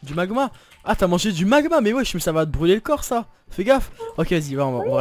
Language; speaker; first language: French; native; French